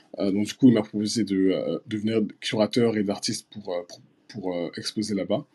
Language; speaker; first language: French; early bilingual, other home language; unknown